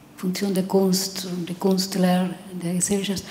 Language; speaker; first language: German; non-native, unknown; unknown